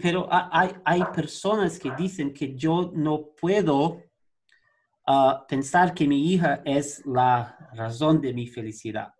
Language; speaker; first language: Spanish; non-native, learner; Portuguese